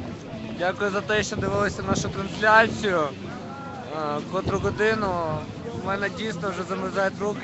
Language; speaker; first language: Ukrainian; native; Ukrainian